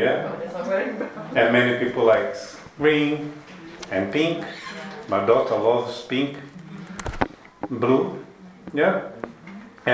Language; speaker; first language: English; non-native, learner; Portuguese